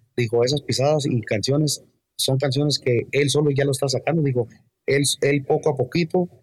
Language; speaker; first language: Spanish; early bilingual, heritage; Spanish